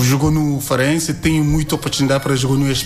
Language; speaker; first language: Portuguese; non-native, learner; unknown